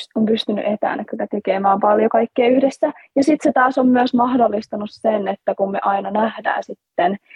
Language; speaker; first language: Finnish; native; Finnish